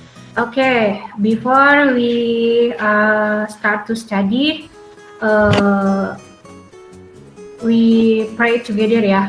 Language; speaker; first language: English; non-native, learner; Indonesian